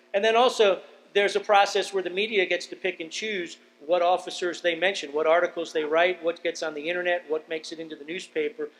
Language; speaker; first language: English; native; English